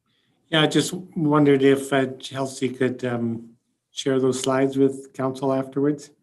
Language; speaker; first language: English; native; English